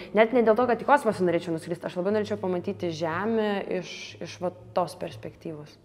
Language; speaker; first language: Lithuanian; early bilingual, other home language; Russian